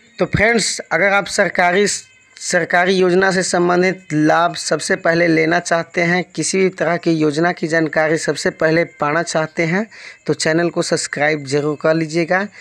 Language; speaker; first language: Hindi; native; Hindi